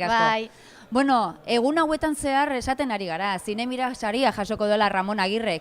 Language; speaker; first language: Basque; native; Basque